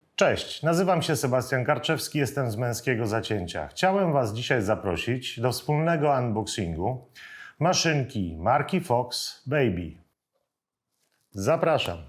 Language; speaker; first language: Polish; native; Polish